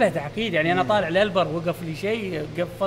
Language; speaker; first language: Arabic; native; Arabic